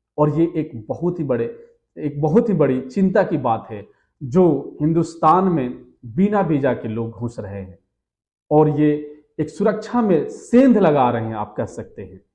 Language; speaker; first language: Hindi; native; Hindi